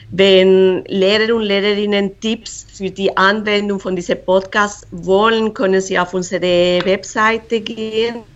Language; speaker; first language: German; non-native, fluent; Spanish